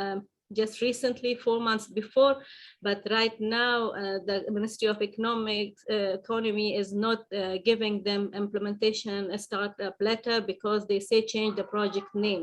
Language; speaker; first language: English; non-native, fluent; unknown